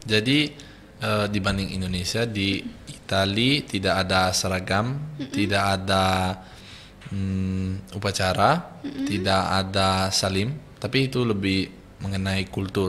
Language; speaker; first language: Indonesian; non-native, fluent; Italian